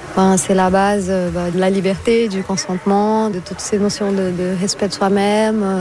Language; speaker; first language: French; non-native, fluent; Portuguese